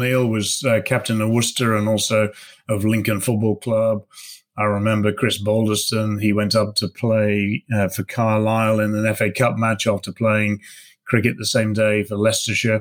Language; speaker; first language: English; native; English